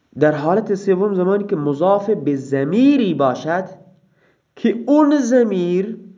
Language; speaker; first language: Persian; non-native, local second language; Baluchi